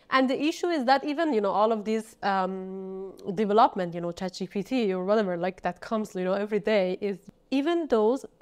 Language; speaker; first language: English; non-native, fluent; Persian